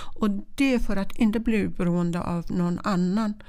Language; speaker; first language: Swedish; non-native, fluent; Persian